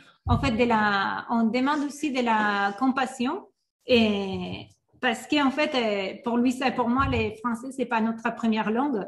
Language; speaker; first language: French; non-native, fluent; Spanish